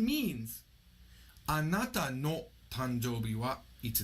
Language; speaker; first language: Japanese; non-native, fluent; English